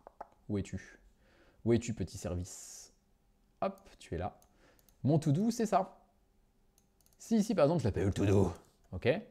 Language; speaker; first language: French; native; French